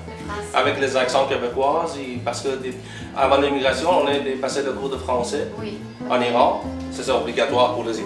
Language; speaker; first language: French; non-native, learner; Persian